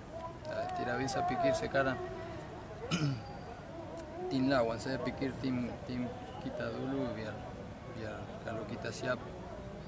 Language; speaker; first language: Indonesian; non-native, fluent; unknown